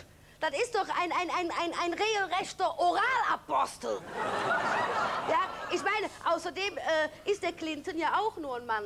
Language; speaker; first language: German; native; German